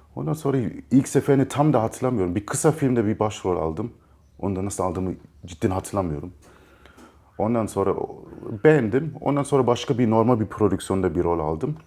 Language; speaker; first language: Turkish; early bilingual, heritage; Turkish